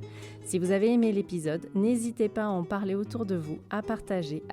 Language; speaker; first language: French; native; French